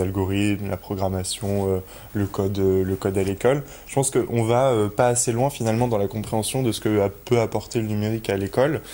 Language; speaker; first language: French; native; French